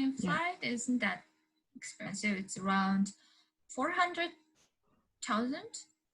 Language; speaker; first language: English; non-native, learner; Mongolian